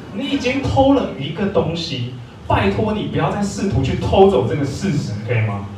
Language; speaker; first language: Chinese; native; Chinese